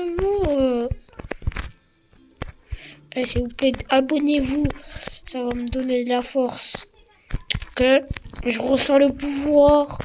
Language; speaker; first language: French; native; French